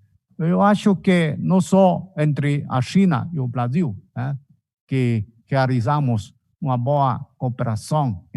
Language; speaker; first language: Portuguese; non-native, fluent; Chinese